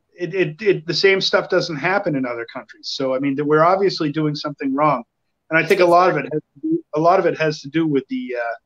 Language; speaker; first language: English; native; English